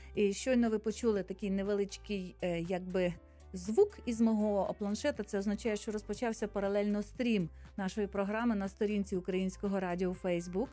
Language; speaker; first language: Ukrainian; native; Ukrainian